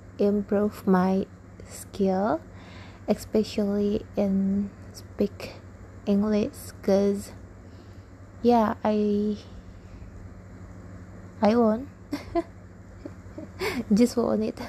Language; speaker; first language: English; non-native, learner; Indonesian